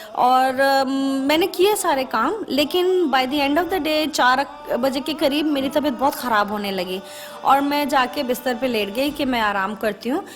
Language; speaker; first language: Urdu; native; Urdu